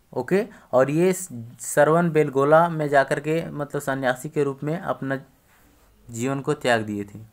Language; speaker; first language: Hindi; native; Hindi